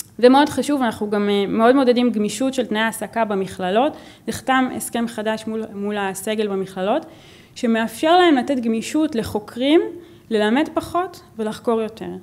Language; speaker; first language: Hebrew; native; Hebrew